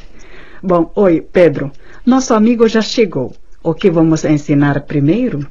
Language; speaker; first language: Portuguese; non-native, fluent; Chinese